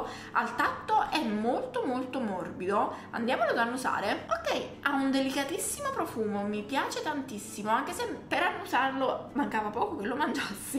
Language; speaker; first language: Italian; native; Italian